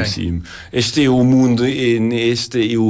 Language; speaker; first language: Portuguese; non-native, learner; German